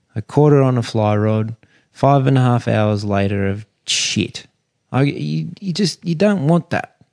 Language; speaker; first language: English; native; English